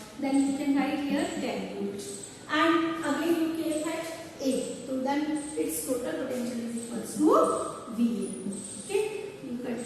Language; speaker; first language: English; non-native, local second language; Hindi